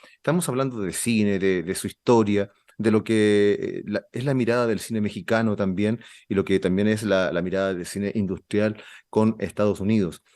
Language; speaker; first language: Spanish; native; Spanish